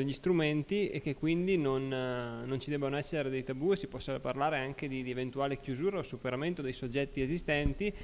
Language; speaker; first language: Italian; native; Italian